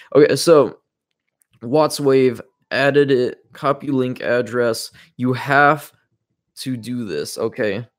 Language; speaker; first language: English; native; English